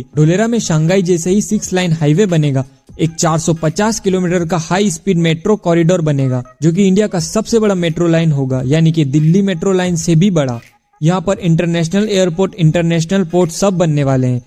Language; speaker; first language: Hindi; native; Hindi